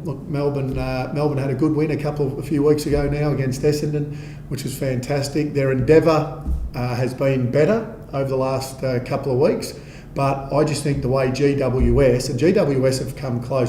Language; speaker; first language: English; native; English